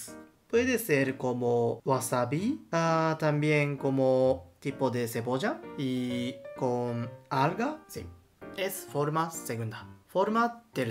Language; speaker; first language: Spanish; non-native, learner; Japanese